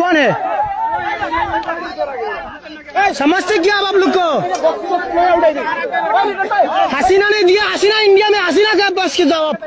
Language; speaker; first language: Hindi; non-native, learner; Bangla